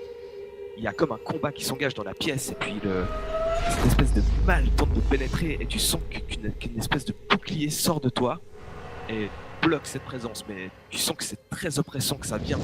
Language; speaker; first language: French; native; French